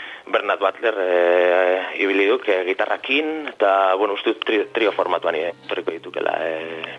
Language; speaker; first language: Basque; native; Basque